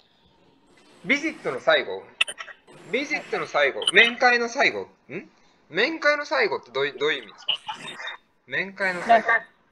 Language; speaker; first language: Japanese; native; Japanese